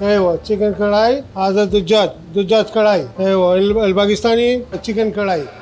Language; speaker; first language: Arabic; non-native, learner; Urdu